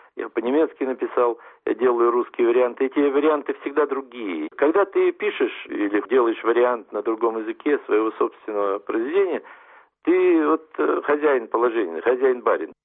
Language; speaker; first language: Russian; non-native, local second language; German